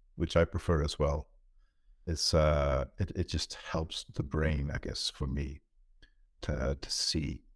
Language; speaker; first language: English; non-native, fluent; Dutch